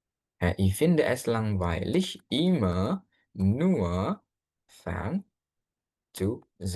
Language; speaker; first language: German; non-native, fluent; Indonesian